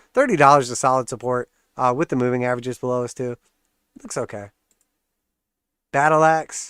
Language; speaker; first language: English; native; English